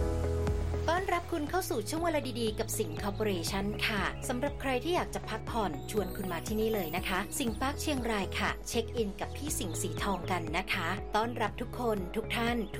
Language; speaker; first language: Thai; native; Thai